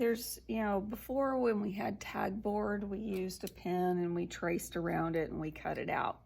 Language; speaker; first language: English; native; English